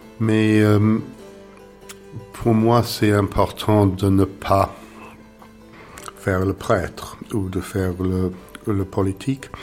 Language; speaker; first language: French; non-native, fluent; English